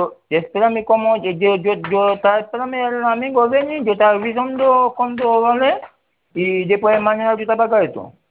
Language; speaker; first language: Spanish; non-native, learner; Haitian Creole